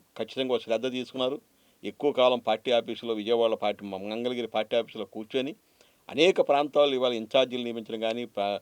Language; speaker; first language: Telugu; native; Telugu